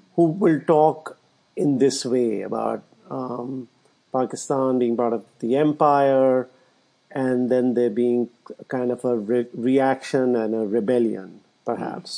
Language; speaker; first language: English; non-native, local second language; Urdu